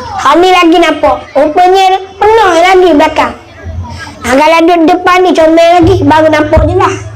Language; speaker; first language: Malay; native; Malay